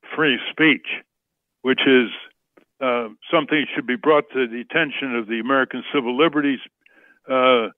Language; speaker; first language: English; native; English